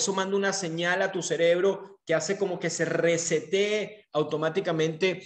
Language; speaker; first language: Spanish; native; Spanish